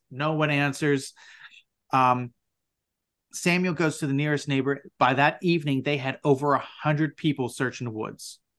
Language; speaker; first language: English; native; English